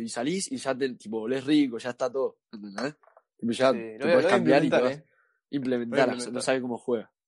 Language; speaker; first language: Spanish; native; Spanish